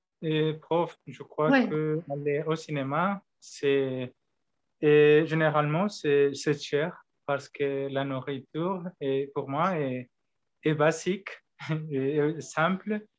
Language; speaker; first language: French; non-native, learner; Spanish